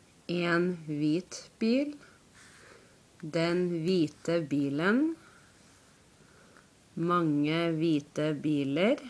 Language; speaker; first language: Norwegian; non-native, learner; English